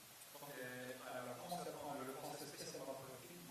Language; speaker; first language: French; non-native, fluent; Estonian